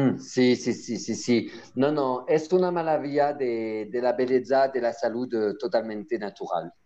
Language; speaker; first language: Spanish; non-native, learner; French